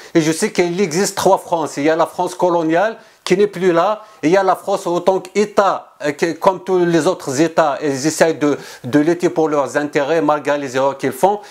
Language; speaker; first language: French; non-native, local second language; Kabyle